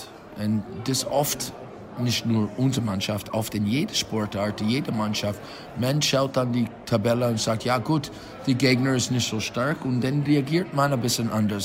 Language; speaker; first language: German; non-native, fluent; English